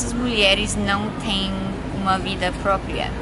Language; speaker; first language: Portuguese; non-native, fluent; English